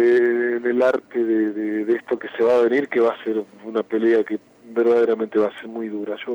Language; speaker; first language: Spanish; native; Spanish